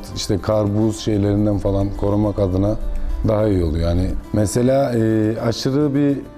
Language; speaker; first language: Turkish; native; Turkish